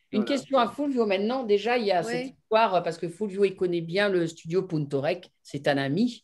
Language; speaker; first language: French; native; French